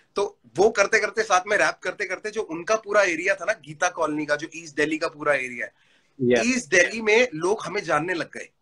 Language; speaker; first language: Hindi; native; Hindi